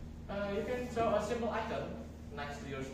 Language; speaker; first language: English; non-native, fluent; Indonesian